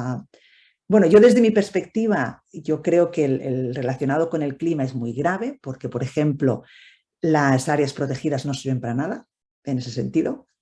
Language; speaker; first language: Spanish; native; Spanish